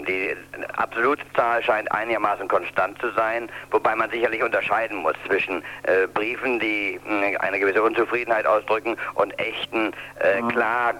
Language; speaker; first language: German; native; German